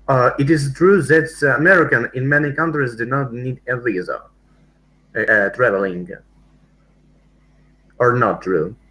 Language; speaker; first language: English; non-native, learner; Russian